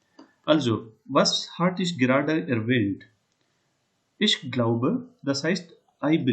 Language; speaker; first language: German; non-native, fluent; Hindi